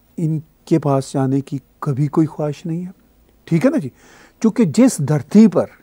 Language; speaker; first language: Urdu; native; Urdu